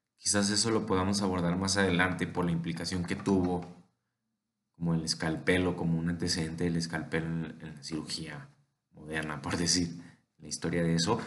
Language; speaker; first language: Spanish; native; Spanish